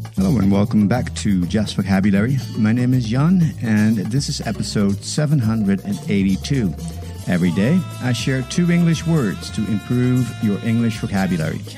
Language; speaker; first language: English; non-native, fluent; Dutch